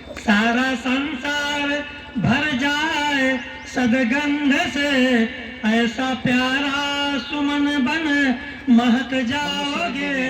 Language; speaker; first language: Hindi; native; Hindi